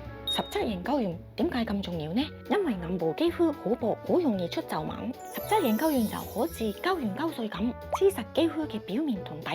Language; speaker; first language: Cantonese; non-native, fluent; Japanese